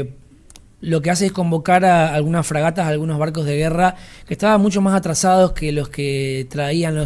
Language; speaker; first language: Spanish; native; Spanish